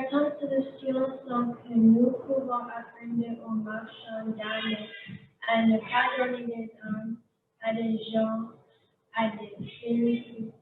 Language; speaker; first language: French; non-native, learner; English